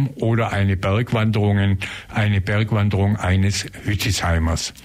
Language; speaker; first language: German; native; German